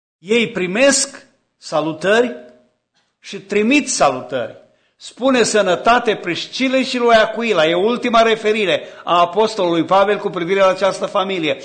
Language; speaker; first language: Romanian; native; Romanian